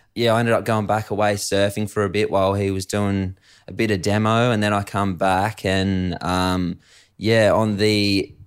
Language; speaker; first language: English; native; English